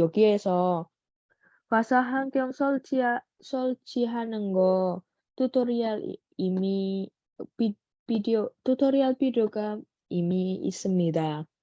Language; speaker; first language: Korean; non-native, learner; Indonesian